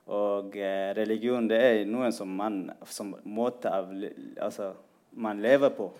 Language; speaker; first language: Norwegian; non-native, fluent; Tigrinya